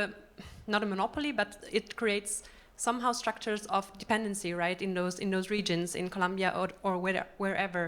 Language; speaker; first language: English; non-native, fluent; German